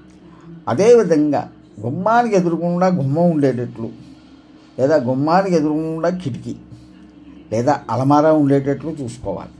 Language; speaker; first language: Telugu; native; Telugu